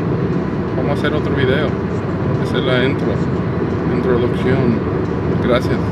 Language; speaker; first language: Spanish; non-native, fluent; English